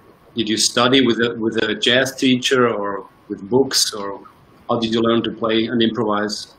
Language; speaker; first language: English; non-native, fluent; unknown